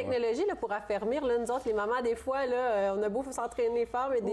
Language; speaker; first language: French; native; French